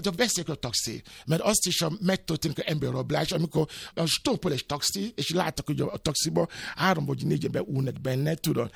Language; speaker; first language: Hungarian; non-native, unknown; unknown